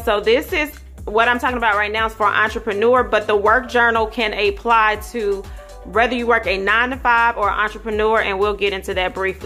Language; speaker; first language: English; native; English